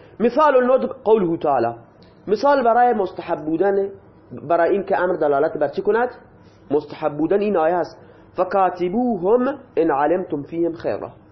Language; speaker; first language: Persian; non-native, local second language; Baluchi